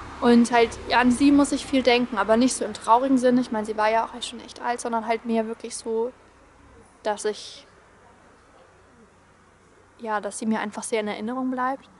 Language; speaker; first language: German; native; German